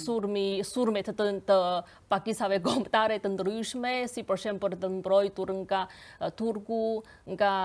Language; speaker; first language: Albanian; non-native, fluent; Chinese